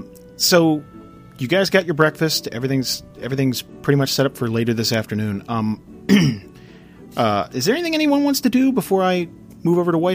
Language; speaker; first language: English; native; English